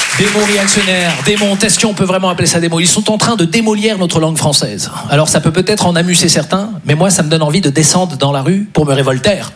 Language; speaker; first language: French; native; French